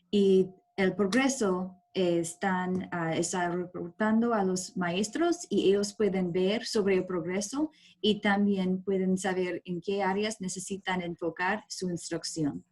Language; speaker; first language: Spanish; non-native, learner; English